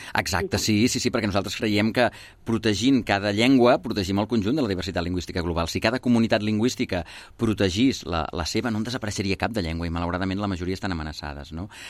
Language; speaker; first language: Catalan; native; Catalan